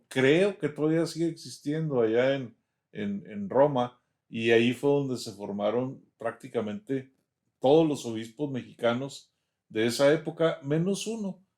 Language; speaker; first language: Spanish; native; Spanish